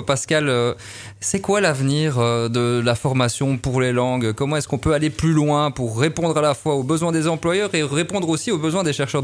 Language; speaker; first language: French; native; French